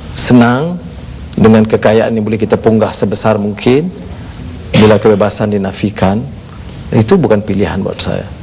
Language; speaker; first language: Malay; native; Malay